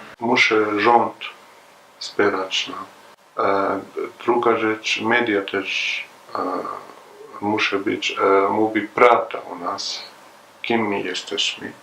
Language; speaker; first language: Polish; non-native, learner; Arabic